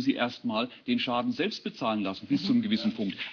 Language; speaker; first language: German; native; German